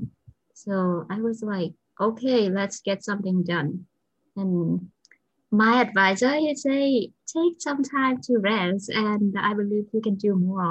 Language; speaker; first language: English; non-native, fluent; Vietnamese